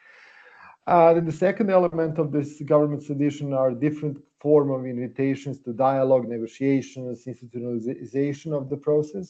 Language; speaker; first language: English; non-native, fluent; Serbian